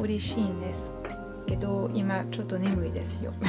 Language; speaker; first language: Japanese; non-native, learner; French